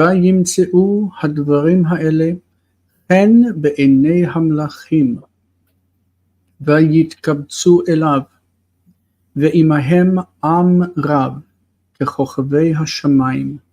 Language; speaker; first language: Hebrew; non-native, fluent; English